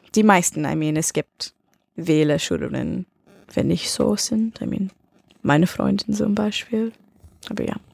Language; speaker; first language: German; non-native, learner; English